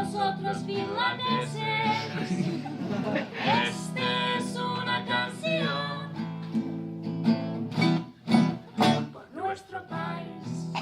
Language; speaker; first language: Spanish; non-native, learner; Finnish